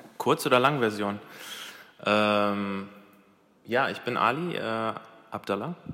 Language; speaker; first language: German; early bilingual, other home language; Arabic